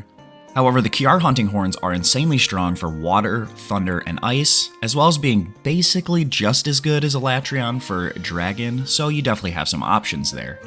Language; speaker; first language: English; native; English